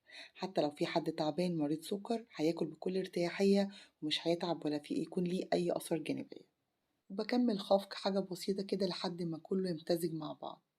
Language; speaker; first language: Arabic; native; Arabic